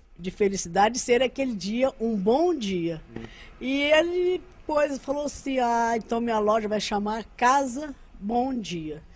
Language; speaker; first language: Portuguese; early bilingual, other home language; Arabic